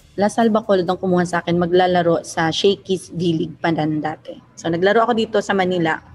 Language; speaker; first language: Filipino; non-native, local second language; Hiligaynon